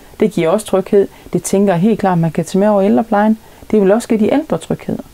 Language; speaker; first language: Danish; native; Danish